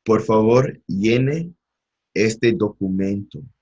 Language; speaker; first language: Spanish; non-native, learner; English